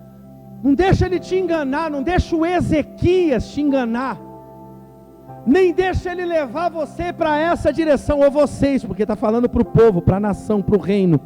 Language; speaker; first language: Portuguese; native; Portuguese